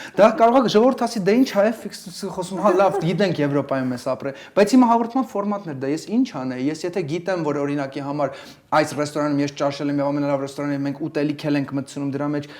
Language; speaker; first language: Armenian; early bilingual, heritage; Armenian